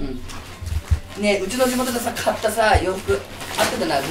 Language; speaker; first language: Japanese; native; Japanese